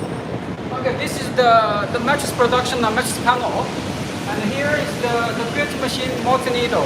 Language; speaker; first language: English; non-native, learner; Chinese